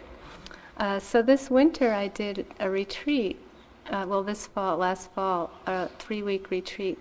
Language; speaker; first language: English; native; English